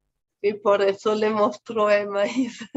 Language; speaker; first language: Spanish; non-native, fluent; German